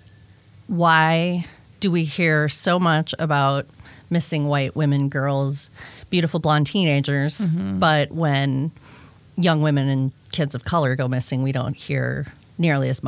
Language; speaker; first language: English; native; English